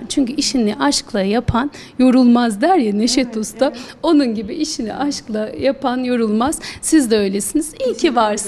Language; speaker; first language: Turkish; native; Turkish